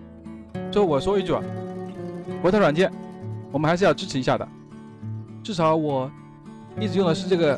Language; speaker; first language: Chinese; native; Chinese